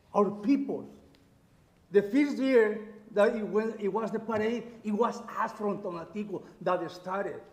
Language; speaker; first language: English; non-native, learner; Spanish